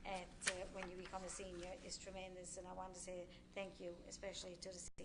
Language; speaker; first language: English; native; English